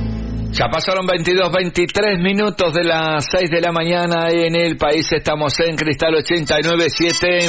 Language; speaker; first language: Spanish; native; Spanish